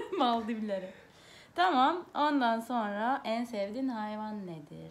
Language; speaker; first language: Turkish; non-native, fluent; Hungarian